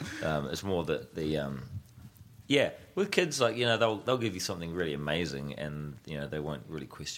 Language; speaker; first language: English; native; English